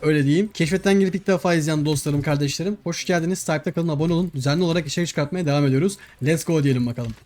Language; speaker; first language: Turkish; native; Turkish